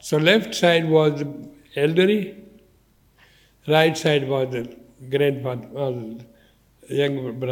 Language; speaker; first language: English; non-native, learner; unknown